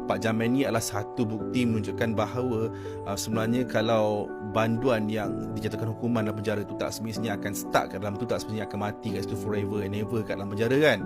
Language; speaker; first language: Malay; native; Malay